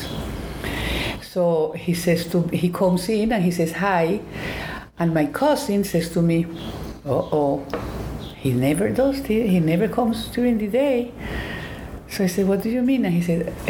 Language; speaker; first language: English; non-native, fluent; Spanish